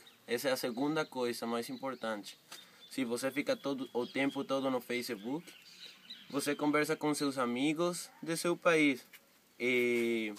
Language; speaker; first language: Portuguese; non-native, fluent; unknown